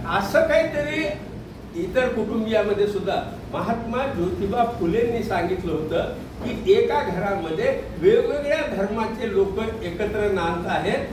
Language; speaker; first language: Marathi; non-native, local second language; Urdu